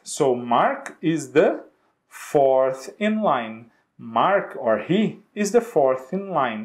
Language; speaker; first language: English; non-native, fluent; Portuguese